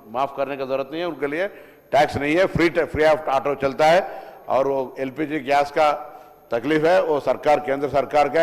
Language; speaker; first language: Hindi; non-native, local second language; Telugu